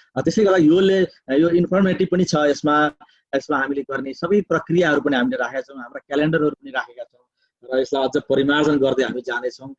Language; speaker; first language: Nepali; native; Nepali